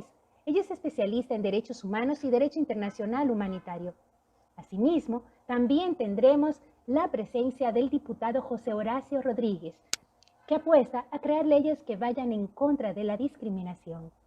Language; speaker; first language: Spanish; native; Spanish